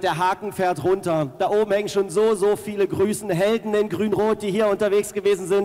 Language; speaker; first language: German; native; German